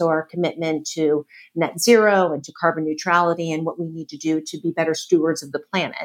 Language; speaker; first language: English; native; English